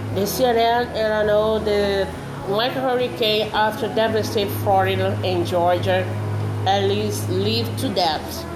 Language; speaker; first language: English; non-native, learner; Portuguese